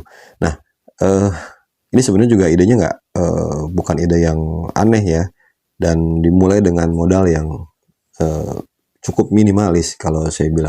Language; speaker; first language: Indonesian; native; Indonesian